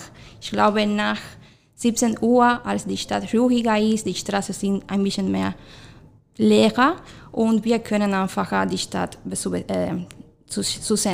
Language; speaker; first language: German; non-native, fluent; Spanish